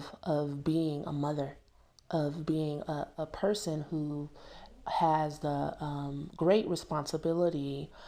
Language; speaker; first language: English; native; English